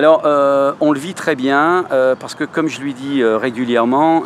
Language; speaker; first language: French; native; French